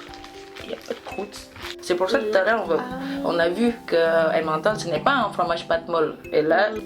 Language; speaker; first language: French; non-native, learner; Indonesian